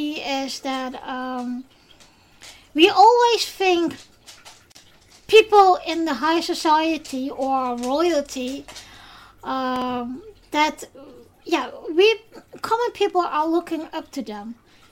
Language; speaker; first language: English; non-native, fluent; Dutch